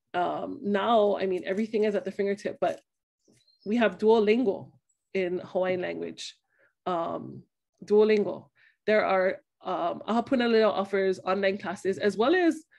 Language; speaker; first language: English; native; English